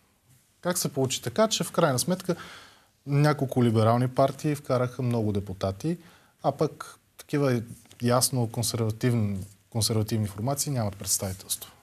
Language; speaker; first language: Bulgarian; native; Bulgarian